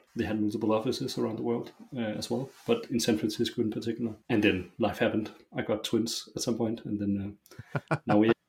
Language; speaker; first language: English; non-native, fluent; Danish